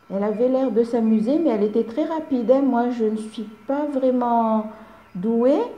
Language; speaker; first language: French; non-native, local second language; Malagasy